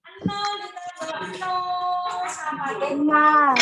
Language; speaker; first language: Indonesian; native; Indonesian